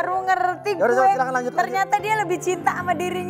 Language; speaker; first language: Indonesian; native; Indonesian